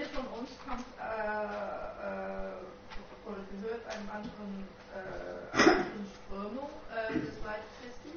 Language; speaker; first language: German; non-native, fluent; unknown